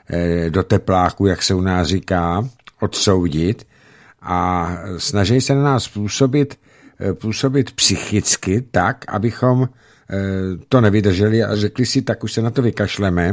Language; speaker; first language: Czech; native; Czech